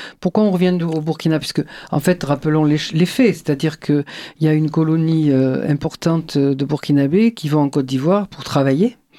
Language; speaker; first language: French; native; French